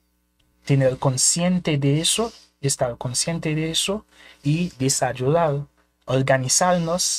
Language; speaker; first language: Spanish; non-native, fluent; Haitian Creole